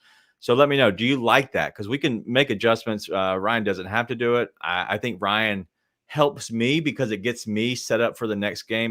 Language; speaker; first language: English; native; English